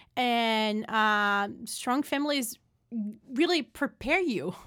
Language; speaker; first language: English; non-native, fluent; Portuguese